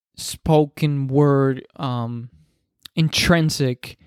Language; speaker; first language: English; non-native, fluent; Spanish